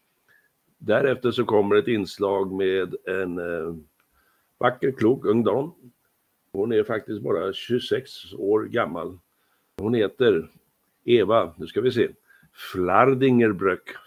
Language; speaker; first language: Swedish; native; Swedish